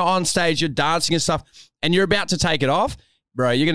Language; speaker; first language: English; native; English